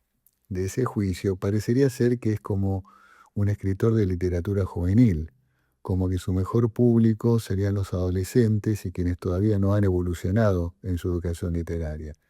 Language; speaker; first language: Spanish; native; Spanish